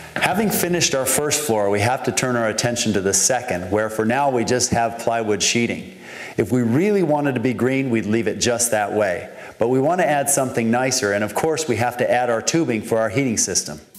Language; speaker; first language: English; native; English